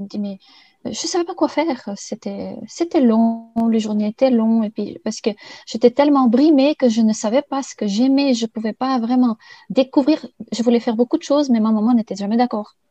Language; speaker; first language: French; non-native, fluent; Bulgarian